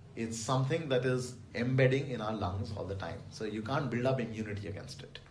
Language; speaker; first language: English; non-native, local second language; Bangla